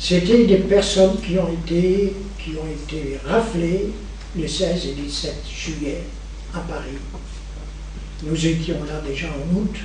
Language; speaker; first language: French; native; French